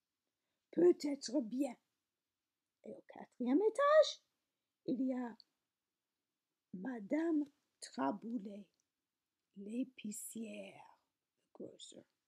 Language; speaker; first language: French; non-native, learner; English